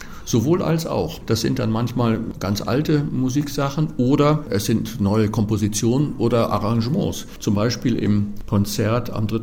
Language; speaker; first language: German; native; German